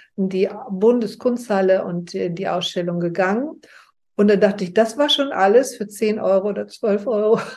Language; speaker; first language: German; native; German